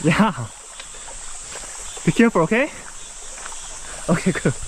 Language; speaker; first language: English; non-native, fluent; Korean